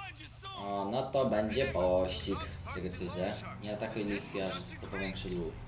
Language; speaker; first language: Polish; native; Polish